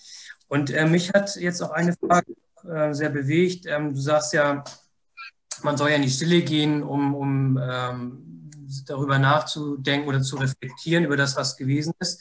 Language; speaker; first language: German; native; German